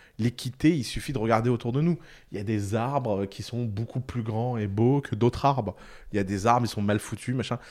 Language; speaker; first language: French; early bilingual, other home language; Arabic